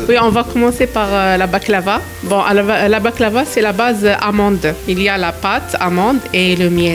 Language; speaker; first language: French; non-native, local second language; Arabic